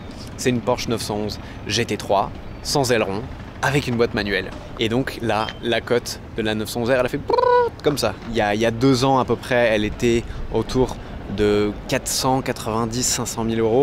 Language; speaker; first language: French; native; French